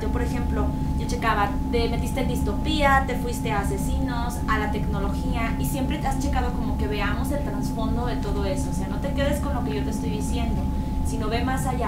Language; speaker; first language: Spanish; native; Spanish